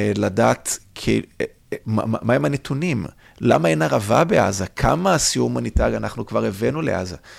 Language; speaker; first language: Hebrew; non-native, fluent; Portuguese